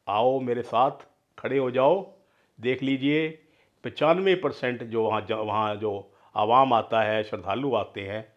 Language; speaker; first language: Hindi; non-native, local second language; Punjabi